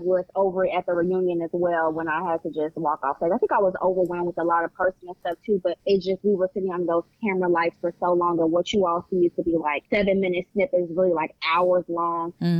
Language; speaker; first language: English; native; English